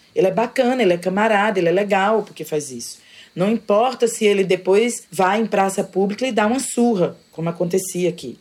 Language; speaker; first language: Portuguese; native; Portuguese